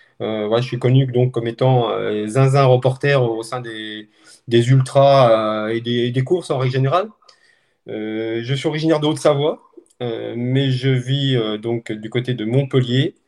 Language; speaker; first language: French; native; French